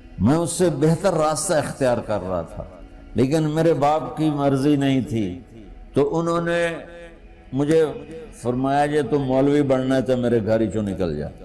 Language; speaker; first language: Urdu; non-native, local second language; Punjabi